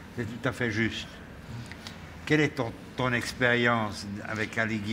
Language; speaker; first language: French; non-native, fluent; German